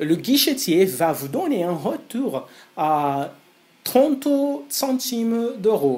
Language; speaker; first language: French; non-native, fluent; Portuguese